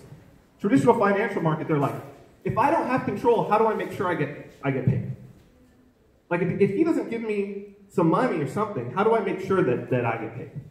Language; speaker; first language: English; native; English